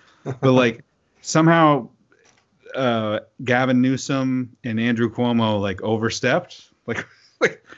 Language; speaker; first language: English; native; English